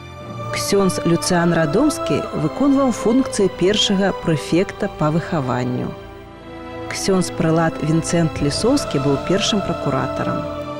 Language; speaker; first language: Belarusian; native; Belarusian